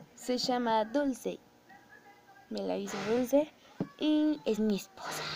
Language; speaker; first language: Spanish; native; Spanish